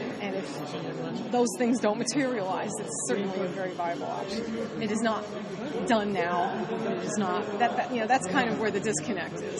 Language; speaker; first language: English; native; English